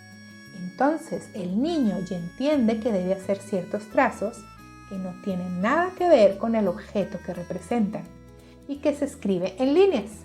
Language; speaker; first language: Spanish; native; Spanish